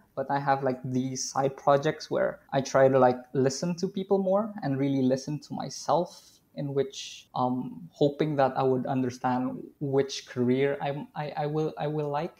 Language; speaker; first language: English; non-native, fluent; Indonesian